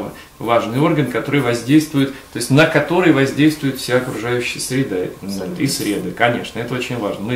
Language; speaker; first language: Russian; native; Russian